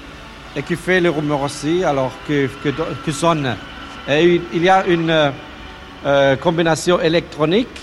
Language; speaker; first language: French; non-native, learner; German